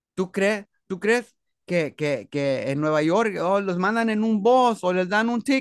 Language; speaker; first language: Spanish; early bilingual, heritage; Spanish